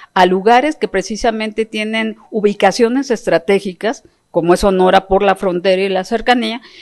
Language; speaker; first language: Spanish; native; Spanish